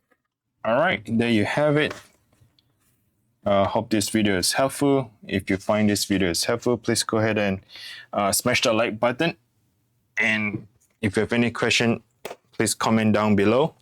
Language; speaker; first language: English; non-native, fluent; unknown